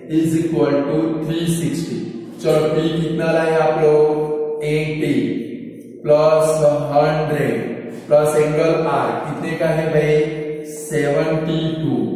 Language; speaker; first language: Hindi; non-native, local second language; Gujarati